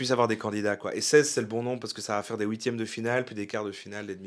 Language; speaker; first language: French; native; French